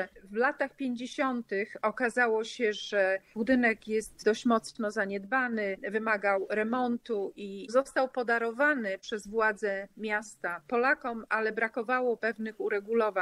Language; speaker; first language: Polish; native; Polish